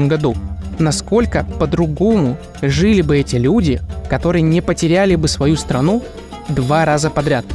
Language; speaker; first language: Russian; native; Russian